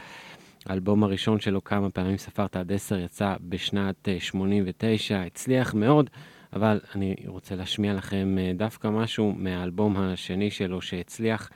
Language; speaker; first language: Hebrew; native; Hebrew